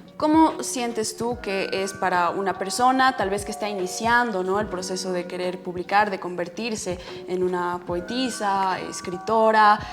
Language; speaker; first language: Spanish; native; Spanish